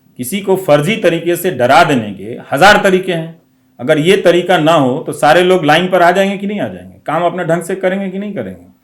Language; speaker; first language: Hindi; non-native, local second language; Bhojpuri